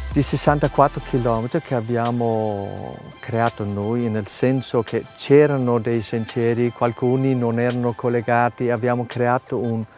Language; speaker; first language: Italian; non-native, fluent; Danish